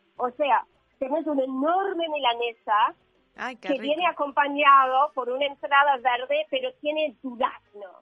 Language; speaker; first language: Spanish; non-native, fluent; English